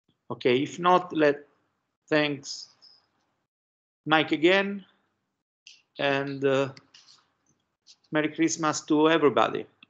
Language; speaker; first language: English; non-native, fluent; Italian